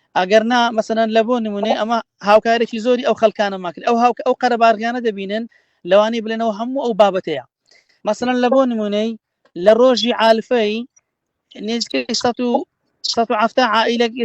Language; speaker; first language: Central Kurdish; native; Central Kurdish